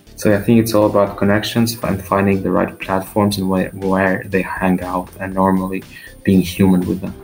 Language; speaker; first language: English; non-native, fluent; Albanian